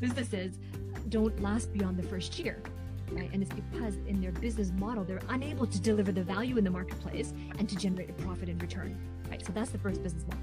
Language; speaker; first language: English; non-native, local second language; Cantonese